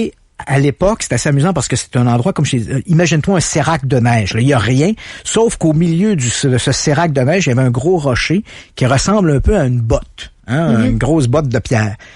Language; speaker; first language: French; native; French